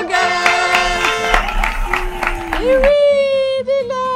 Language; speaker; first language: French; native; French